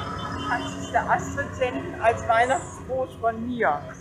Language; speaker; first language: German; native; German